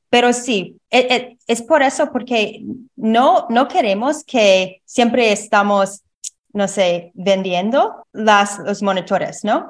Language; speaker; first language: Spanish; non-native, learner; English